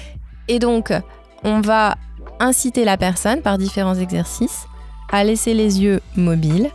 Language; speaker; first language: French; native; French